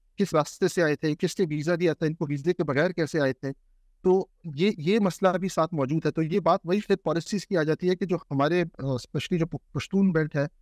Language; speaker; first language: Urdu; non-native, local second language; Pashto